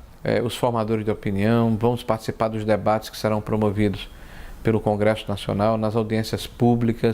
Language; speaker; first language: Portuguese; native; Portuguese